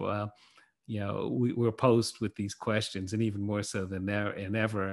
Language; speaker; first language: English; native; English